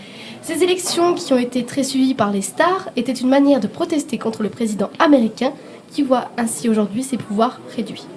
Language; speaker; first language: French; native; French